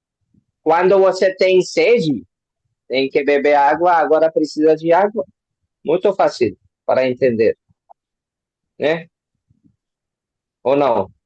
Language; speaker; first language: Portuguese; non-native, learner; Hindi